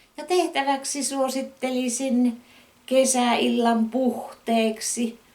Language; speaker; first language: Finnish; native; Finnish